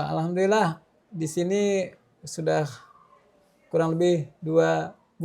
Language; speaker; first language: Indonesian; native; Indonesian